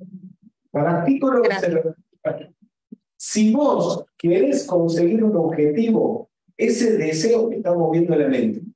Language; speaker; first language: Spanish; native; Spanish